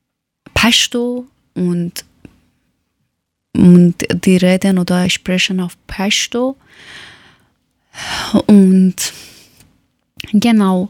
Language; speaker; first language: German; non-native, learner; Persian